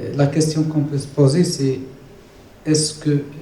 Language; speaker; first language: French; non-native, local second language; Arabic